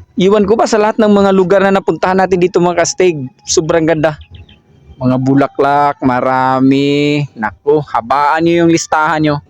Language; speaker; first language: Filipino; non-native, local second language; Cebuano